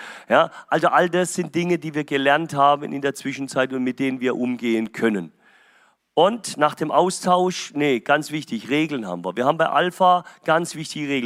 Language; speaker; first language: German; native; German